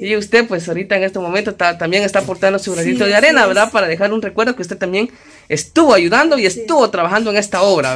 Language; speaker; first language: Spanish; native; Spanish